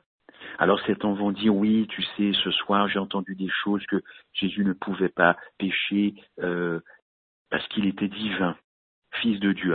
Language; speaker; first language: French; native; French